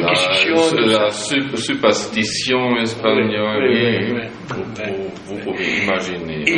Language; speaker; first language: French; non-native, fluent; German